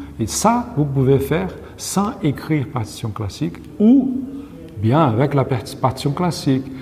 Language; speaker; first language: French; non-native, learner; Portuguese